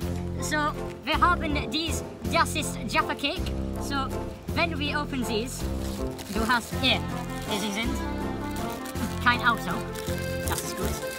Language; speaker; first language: German; non-native, learner; English